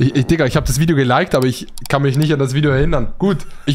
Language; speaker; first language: German; native; German